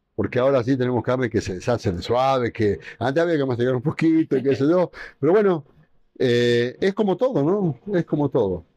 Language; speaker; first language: Spanish; native; Spanish